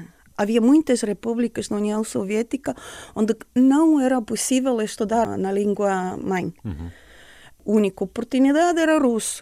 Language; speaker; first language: Portuguese; non-native, fluent; Estonian